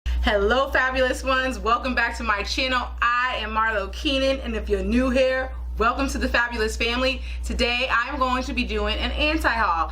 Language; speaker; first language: English; native; English